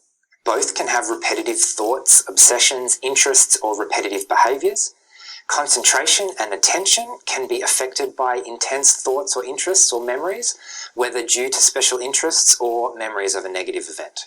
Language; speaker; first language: English; native; English